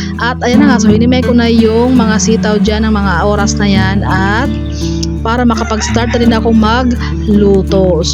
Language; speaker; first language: Filipino; non-native, local second language; Cebuano